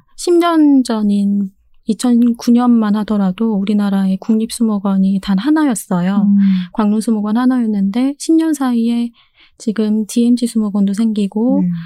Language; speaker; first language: Korean; native; Korean